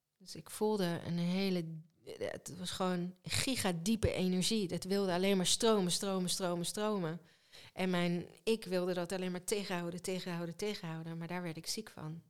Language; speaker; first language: Dutch; early bilingual, other home language; Hebrew